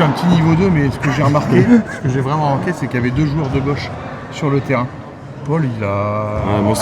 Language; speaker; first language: French; native; French